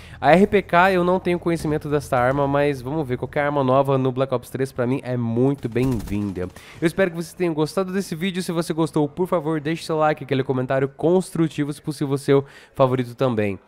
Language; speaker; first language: Portuguese; native; Portuguese